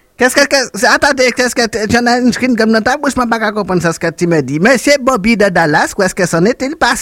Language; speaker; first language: French; native; French